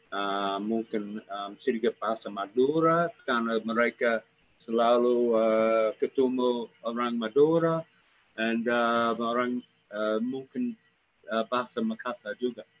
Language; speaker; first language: Indonesian; non-native, fluent; English